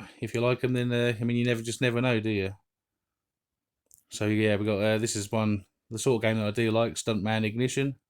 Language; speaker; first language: English; native; English